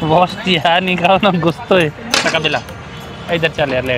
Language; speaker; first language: Filipino; non-native, learner; Punjabi